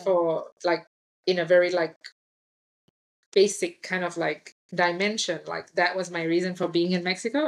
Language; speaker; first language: English; native; English